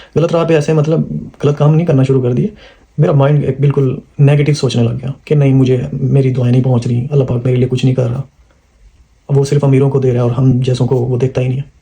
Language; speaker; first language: Urdu; non-native, local second language; Punjabi